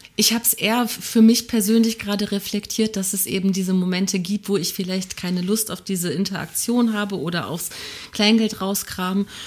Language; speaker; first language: German; native; German